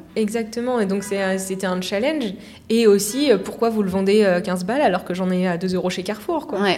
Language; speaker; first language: French; native; French